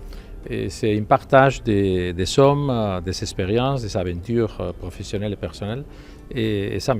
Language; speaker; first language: French; non-native, fluent; Spanish